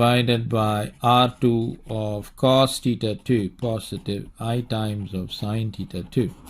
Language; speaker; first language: English; non-native, local second language; Tamil